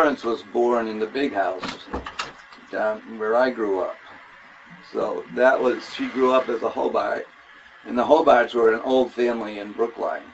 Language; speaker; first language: English; native; English